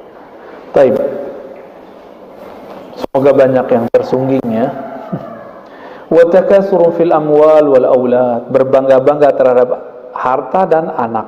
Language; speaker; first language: Indonesian; native; Indonesian